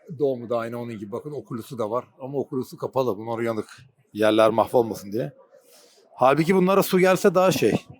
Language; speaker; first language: Turkish; native; Turkish